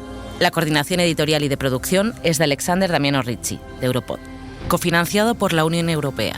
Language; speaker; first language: Spanish; native; Spanish